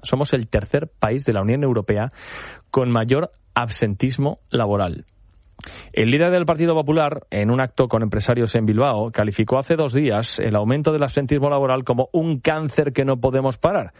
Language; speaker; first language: Spanish; native; Spanish